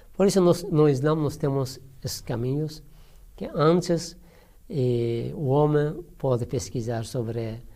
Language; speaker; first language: Portuguese; non-native, learner; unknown